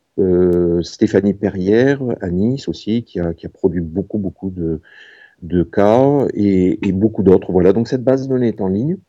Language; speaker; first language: French; native; French